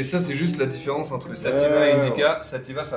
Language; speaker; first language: French; native; French